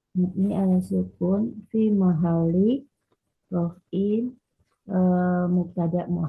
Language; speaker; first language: Arabic; non-native, learner; Indonesian